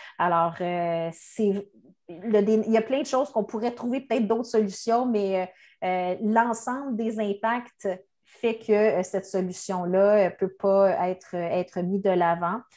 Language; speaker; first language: French; native; French